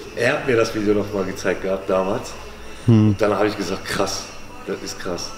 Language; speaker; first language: German; native; German